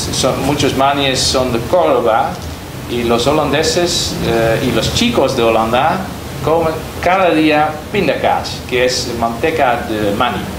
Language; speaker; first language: Spanish; non-native, learner; Dutch